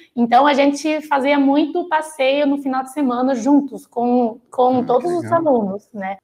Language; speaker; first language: Portuguese; non-native, fluent; Chinese